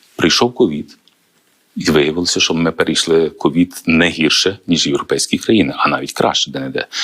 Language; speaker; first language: Ukrainian; native; Ukrainian